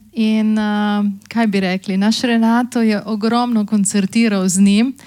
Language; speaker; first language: Slovenian; native; Slovenian